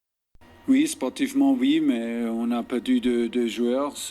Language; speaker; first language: French; non-native, fluent; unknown